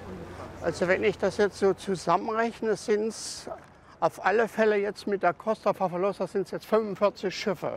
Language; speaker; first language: German; native; German